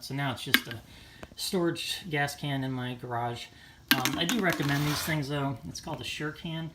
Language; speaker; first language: English; native; English